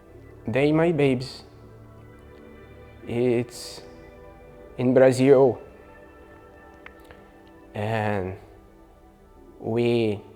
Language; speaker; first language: English; non-native, learner; Portuguese